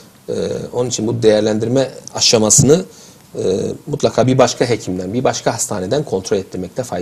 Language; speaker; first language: Turkish; native; Turkish